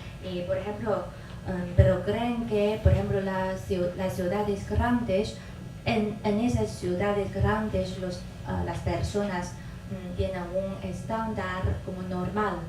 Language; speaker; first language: Spanish; non-native, fluent; Chinese